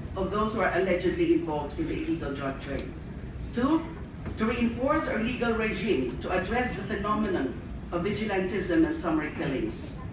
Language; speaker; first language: English; non-native, local second language; Filipino